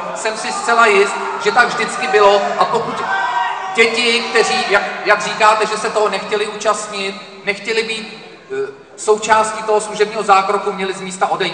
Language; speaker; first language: Czech; native; Czech